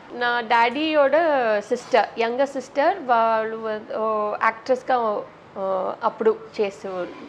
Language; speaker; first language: Telugu; non-native, local second language; Tamil